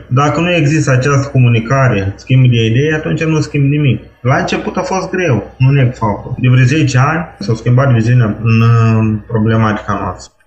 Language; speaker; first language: Romanian; native; Romanian